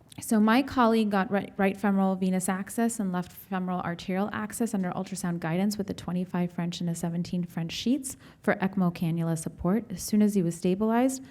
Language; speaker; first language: English; native; English